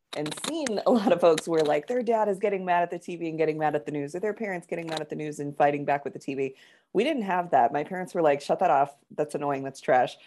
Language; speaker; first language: English; native; English